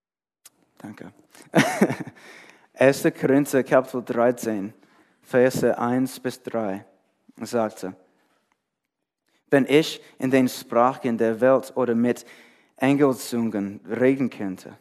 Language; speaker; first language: German; non-native, fluent; English